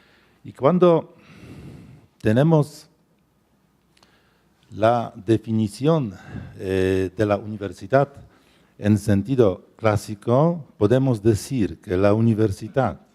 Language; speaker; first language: Spanish; non-native, fluent; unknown